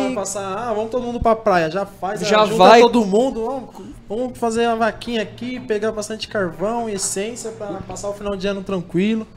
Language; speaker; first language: Portuguese; native; Portuguese